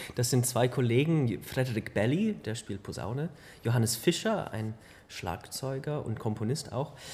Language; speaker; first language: German; early bilingual, heritage; German